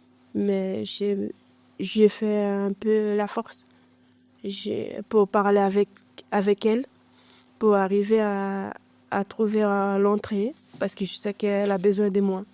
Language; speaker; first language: French; non-native, learner; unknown